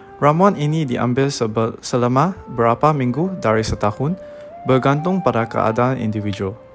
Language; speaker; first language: Malay; non-native, local second language; Tamil